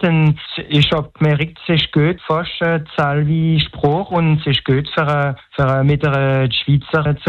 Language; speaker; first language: German; non-native, local second language; French